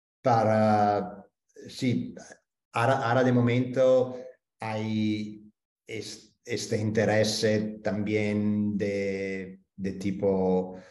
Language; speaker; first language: Spanish; non-native, fluent; Italian